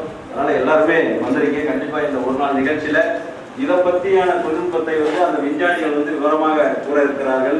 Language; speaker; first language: Tamil; native; Tamil